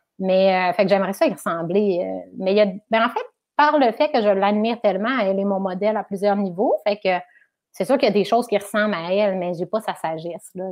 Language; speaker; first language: French; native; French